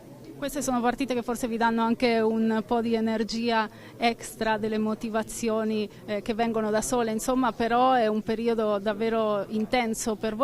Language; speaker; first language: Italian; native; Italian